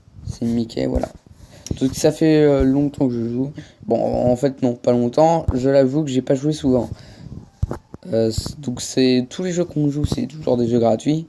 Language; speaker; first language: French; native; French